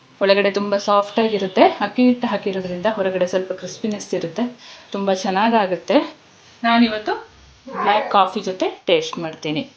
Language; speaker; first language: Kannada; non-native, local second language; Kodava